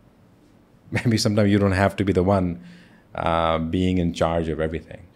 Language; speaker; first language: English; non-native, local second language; Hindi